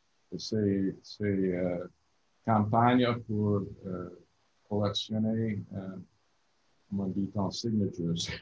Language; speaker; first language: French; non-native, learner; English